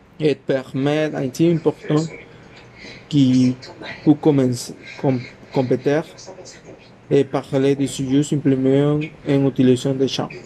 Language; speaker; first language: French; non-native, learner; Spanish